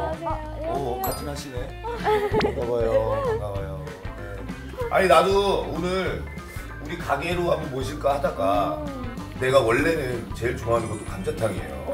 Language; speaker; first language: Korean; native; Korean